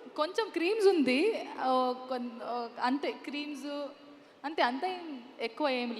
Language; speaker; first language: Telugu; non-native, learner; Kannada